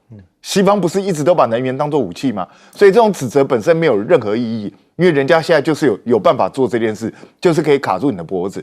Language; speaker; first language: Chinese; native; Chinese